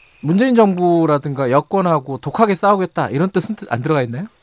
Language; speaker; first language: Korean; native; Korean